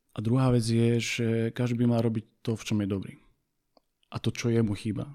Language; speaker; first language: Slovak; native; Slovak